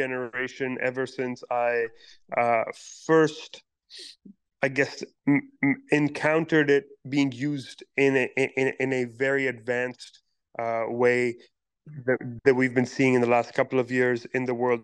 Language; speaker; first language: English; non-native, local second language; Pashto